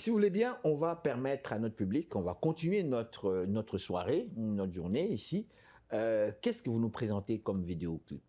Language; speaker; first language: French; native; French